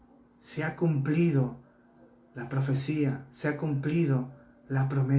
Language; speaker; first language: Spanish; native; Spanish